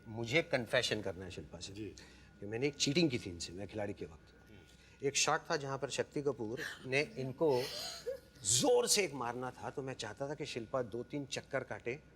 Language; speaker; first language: Hindi; native; Hindi